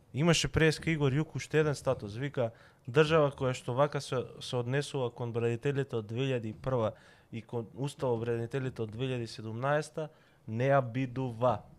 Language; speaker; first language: Macedonian; native; Macedonian